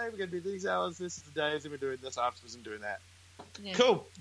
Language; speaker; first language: English; native; English